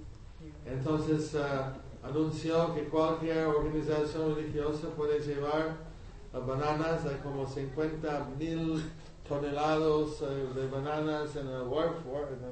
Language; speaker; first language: Spanish; non-native, learner; English